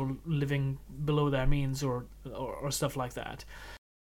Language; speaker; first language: English; native; English